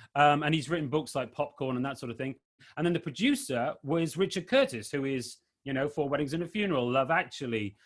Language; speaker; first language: English; native; English